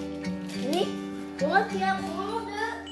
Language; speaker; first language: French; early bilingual, other home language; Hmong